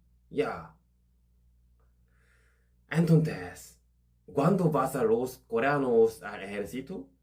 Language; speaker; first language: Spanish; non-native, learner; Korean